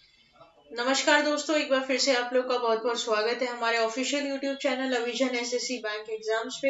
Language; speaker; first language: Hindi; native; Hindi